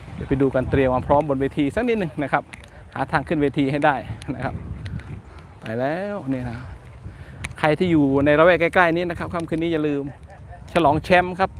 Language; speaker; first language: Thai; non-native, local second language; Northern Khmer